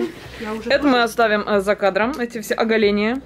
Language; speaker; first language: Russian; native; Russian